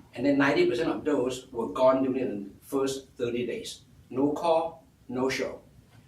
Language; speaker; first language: English; non-native, local second language; Min Nan Chinese